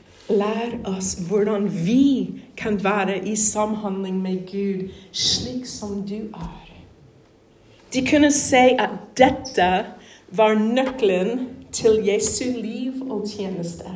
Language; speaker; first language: Norwegian; non-native, fluent; English